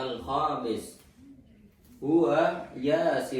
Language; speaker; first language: Arabic; non-native, learner; Indonesian